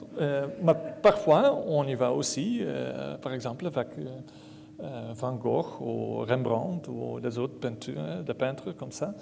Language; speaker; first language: French; non-native, learner; Dutch